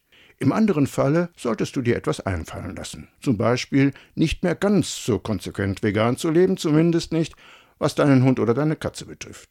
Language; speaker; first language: German; native; German